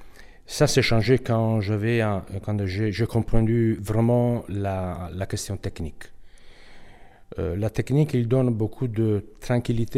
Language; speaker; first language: French; non-native, learner; Italian